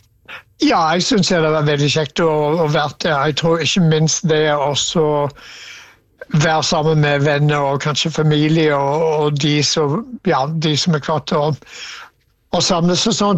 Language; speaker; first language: Norwegian; non-native, fluent; English